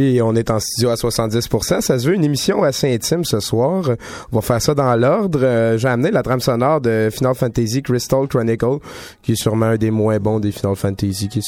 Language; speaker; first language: French; native; French